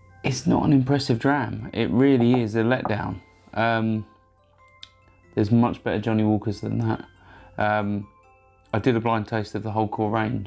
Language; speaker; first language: English; native; English